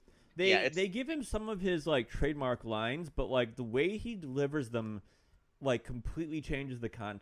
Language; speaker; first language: English; native; English